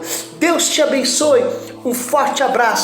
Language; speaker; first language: Portuguese; native; Portuguese